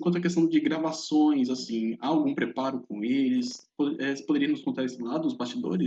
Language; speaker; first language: Portuguese; native; Portuguese